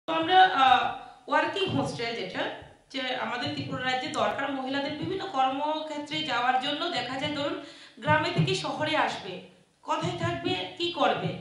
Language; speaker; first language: Bangla; non-native, local second language; Chakma